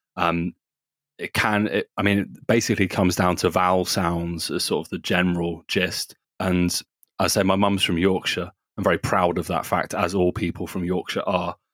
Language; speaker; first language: English; native; English